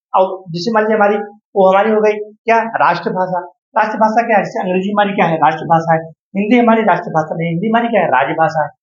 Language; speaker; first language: Hindi; native; Hindi